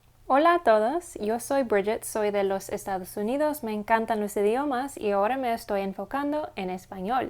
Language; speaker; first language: Spanish; non-native, learner; English